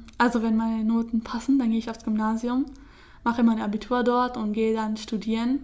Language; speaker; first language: German; early bilingual, other home language; Kurdish